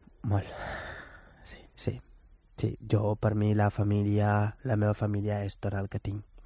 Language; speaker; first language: Catalan; non-native, fluent; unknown